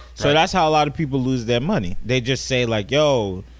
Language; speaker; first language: English; native; English